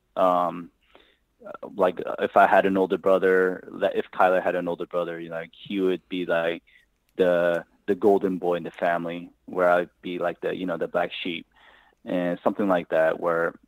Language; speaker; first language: English; native; English